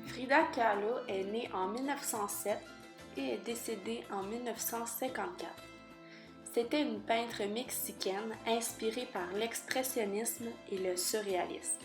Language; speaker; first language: French; native; French